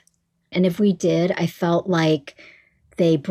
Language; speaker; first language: English; early bilingual, other home language; Vietnamese